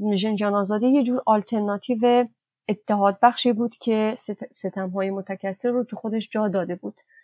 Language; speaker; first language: Persian; non-native, local second language; Kurdish